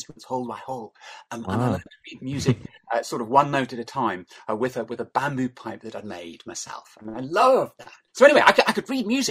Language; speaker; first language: English; native; English